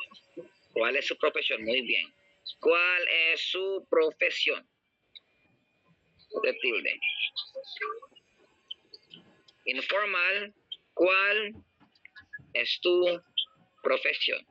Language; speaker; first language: Spanish; non-native, learner; Filipino